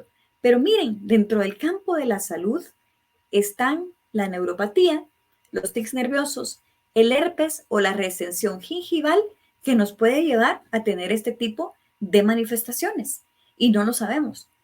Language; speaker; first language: Spanish; native; Spanish